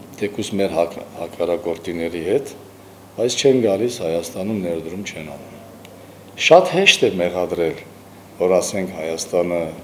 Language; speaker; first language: Armenian; early bilingual, heritage; Armenian